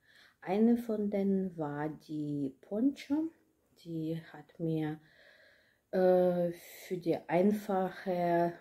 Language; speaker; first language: German; non-native, learner; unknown